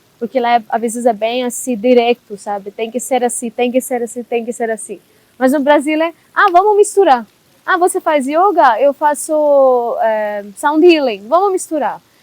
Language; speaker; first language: Portuguese; non-native, learner; Hindi